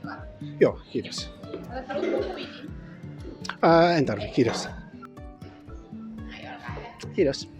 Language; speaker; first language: Finnish; non-native, learner; English